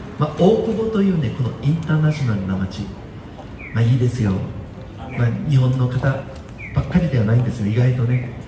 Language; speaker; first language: Japanese; native; Japanese